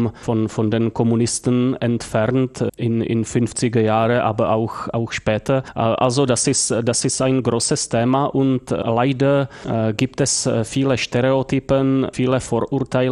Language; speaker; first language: German; non-native, fluent; Czech